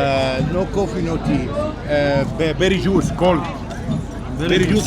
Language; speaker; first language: English; non-native, learner; Arabic